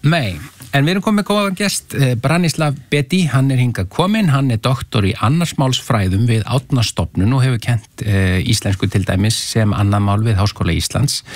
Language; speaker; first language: Icelandic; native; Icelandic